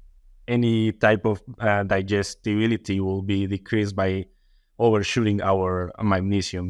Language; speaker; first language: English; non-native, fluent; Spanish